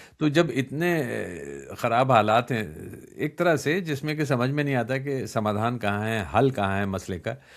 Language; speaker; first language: Urdu; native; Urdu